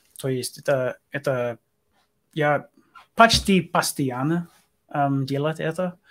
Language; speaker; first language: Russian; non-native, learner; English